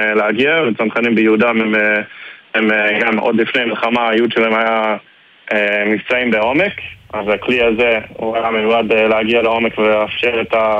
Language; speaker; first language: Hebrew; non-native, fluent; English